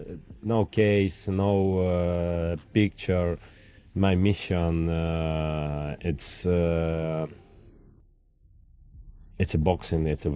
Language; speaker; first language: English; non-native, learner; Ukrainian